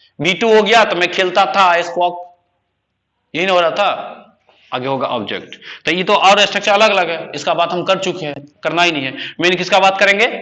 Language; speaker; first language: Hindi; native; Hindi